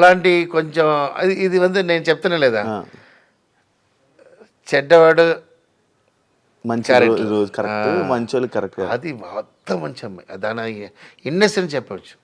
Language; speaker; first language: Telugu; non-native, learner; Tamil